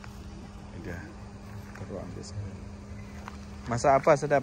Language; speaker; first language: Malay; non-native, local second language; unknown